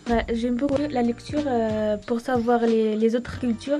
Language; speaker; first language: French; non-native, learner; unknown